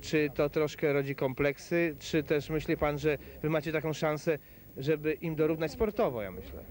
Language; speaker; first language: Polish; native; Polish